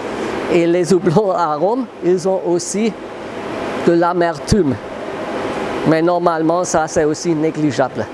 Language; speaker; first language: French; non-native, fluent; German